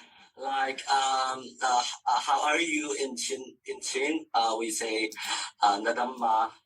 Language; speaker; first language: English; non-native, learner; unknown